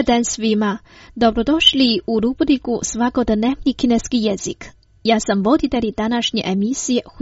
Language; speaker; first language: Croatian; non-native, fluent; Chinese